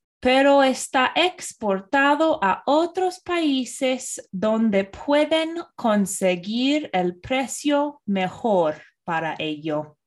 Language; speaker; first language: Spanish; non-native, fluent; English